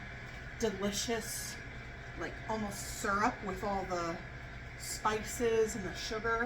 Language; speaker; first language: English; native; English